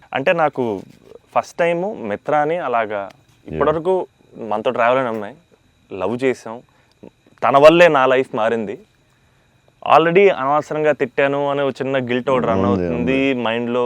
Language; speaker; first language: Telugu; native; Telugu